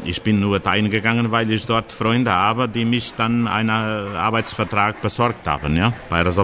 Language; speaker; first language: German; non-native, fluent; Portuguese